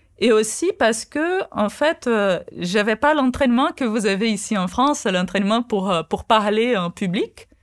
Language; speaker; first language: French; non-native, fluent; Portuguese